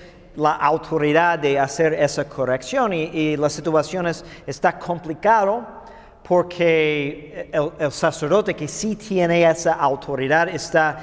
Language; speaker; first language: Spanish; non-native, fluent; English